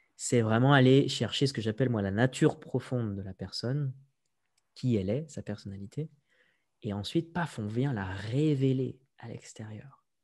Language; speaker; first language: French; native; French